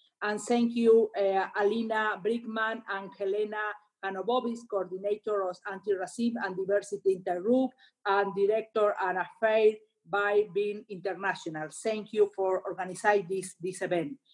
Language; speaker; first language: English; non-native, learner; Spanish